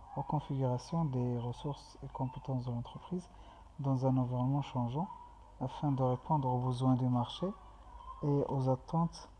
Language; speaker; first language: French; non-native, local second language; Arabic